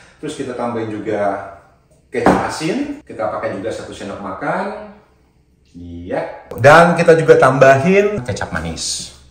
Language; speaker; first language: Indonesian; native; Indonesian